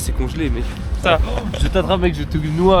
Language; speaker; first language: French; native; French